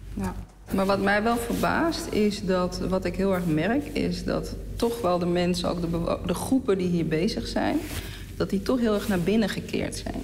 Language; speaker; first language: Dutch; native; Dutch